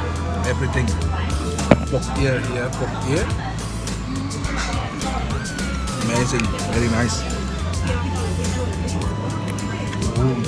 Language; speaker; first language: English; non-native, learner; Indonesian